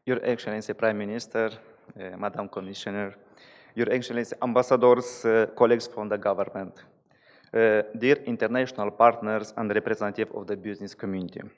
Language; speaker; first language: English; non-native, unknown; Romanian